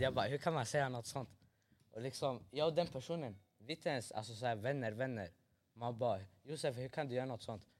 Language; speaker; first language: Swedish; early bilingual, other home language; Arabic